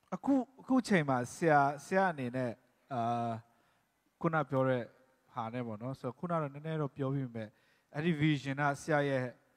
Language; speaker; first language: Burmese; non-native, local second language; Tedim Chin